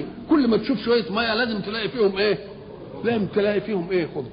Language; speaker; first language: Arabic; native; Arabic